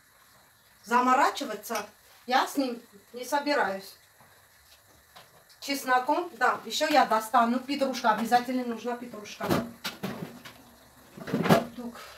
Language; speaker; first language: Russian; non-native, fluent; Armenian